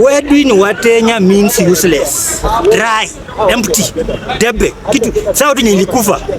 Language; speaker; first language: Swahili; non-native, local second language; Luyia